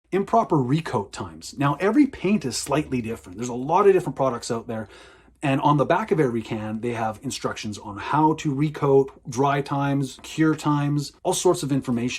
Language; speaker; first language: English; native; English